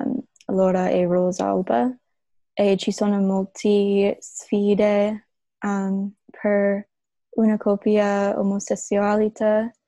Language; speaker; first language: Italian; non-native, learner; English